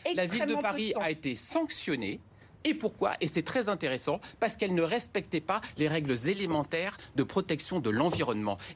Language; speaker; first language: French; native; French